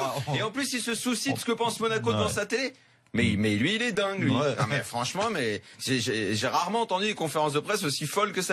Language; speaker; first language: French; native; French